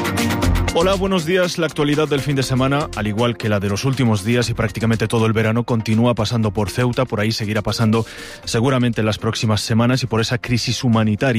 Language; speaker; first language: Spanish; non-native, local second language; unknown